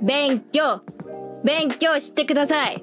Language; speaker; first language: Japanese; non-native, learner; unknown